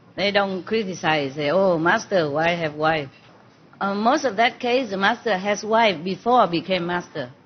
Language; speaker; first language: English; non-native, fluent; Vietnamese